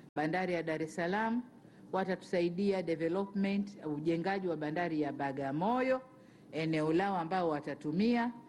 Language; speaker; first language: Swahili; native; Swahili